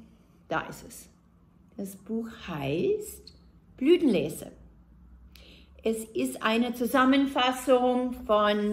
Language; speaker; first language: German; non-native, fluent; English